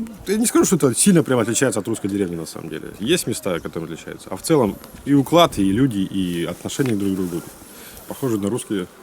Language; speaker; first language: Russian; native; Russian